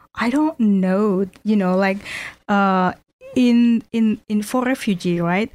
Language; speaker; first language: English; non-native, fluent; Indonesian